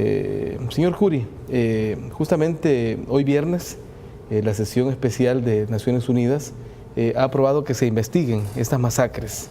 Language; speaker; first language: Spanish; native; Spanish